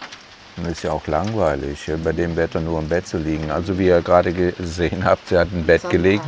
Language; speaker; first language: German; native; German